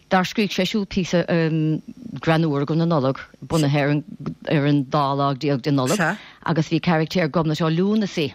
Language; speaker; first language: Irish; native; Irish